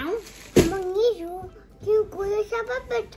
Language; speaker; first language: Polish; early bilingual, heritage; Polish